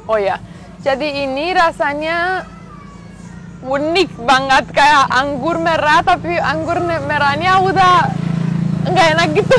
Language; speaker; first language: Indonesian; non-native, learner; Romanian